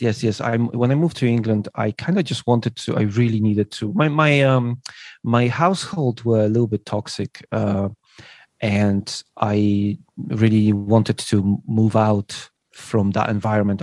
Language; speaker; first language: English; non-native, fluent; Polish